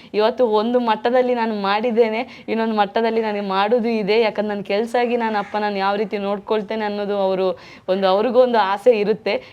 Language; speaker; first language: Kannada; non-native, local second language; Tulu